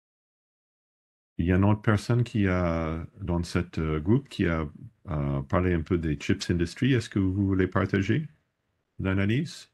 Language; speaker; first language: French; non-native, fluent; English